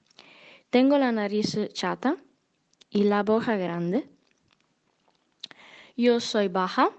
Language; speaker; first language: Spanish; non-native, learner; Italian